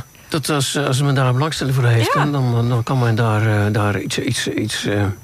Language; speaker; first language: Dutch; native; Dutch